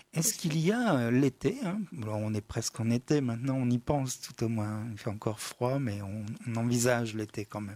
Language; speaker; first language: French; native; French